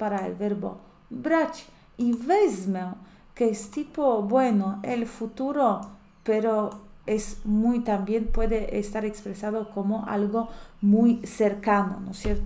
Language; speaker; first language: Spanish; non-native, fluent; Polish